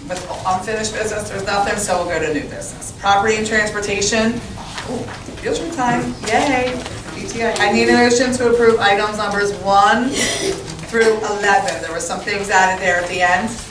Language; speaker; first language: English; native; English